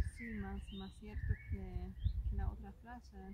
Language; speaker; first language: Spanish; non-native, learner; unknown